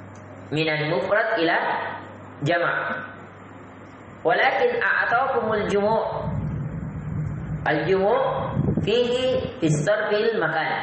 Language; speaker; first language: Arabic; non-native, fluent; Indonesian